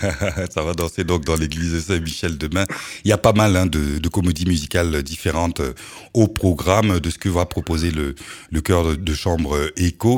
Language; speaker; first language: French; native; French